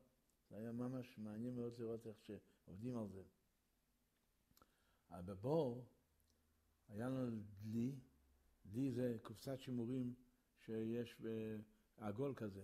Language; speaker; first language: Hebrew; early bilingual, other home language; Yiddish